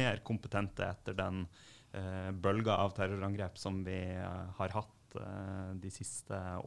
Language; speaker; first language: Norwegian; native; Norwegian